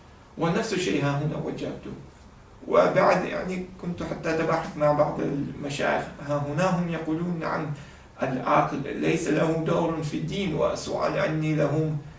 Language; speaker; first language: Arabic; non-native, fluent; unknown